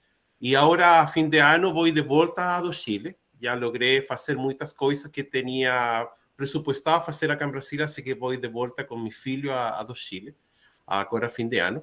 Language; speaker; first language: Portuguese; non-native, learner; Spanish